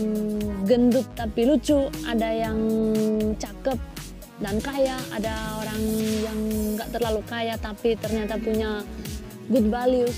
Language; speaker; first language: Indonesian; non-native, fluent; Spanish